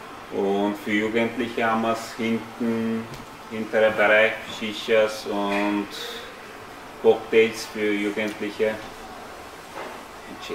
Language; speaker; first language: German; early bilingual, other home language; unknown